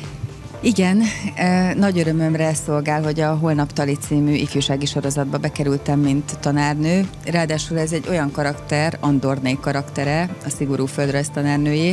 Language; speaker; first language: Hungarian; native; Hungarian